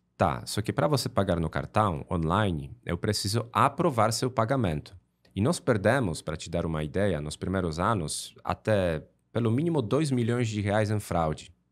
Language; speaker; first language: Portuguese; non-native, fluent; Polish